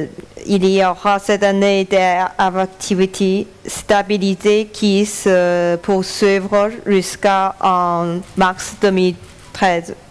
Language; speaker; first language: French; non-native, learner; Chinese